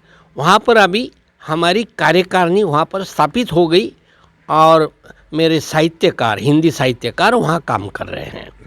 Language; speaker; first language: Hindi; non-native, local second language; Marathi